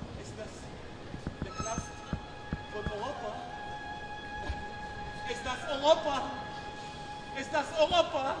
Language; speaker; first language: German; non-native, learner; Arabic